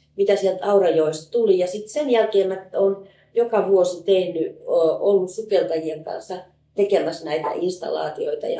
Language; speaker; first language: Finnish; native; Finnish